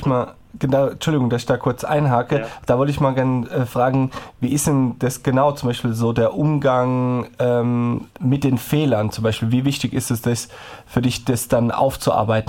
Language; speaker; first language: German; native; German